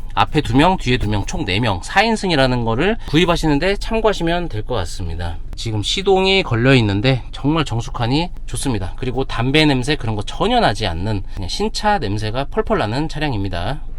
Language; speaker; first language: Korean; native; Korean